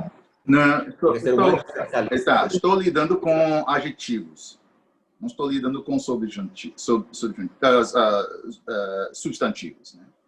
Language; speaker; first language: Portuguese; non-native, fluent; English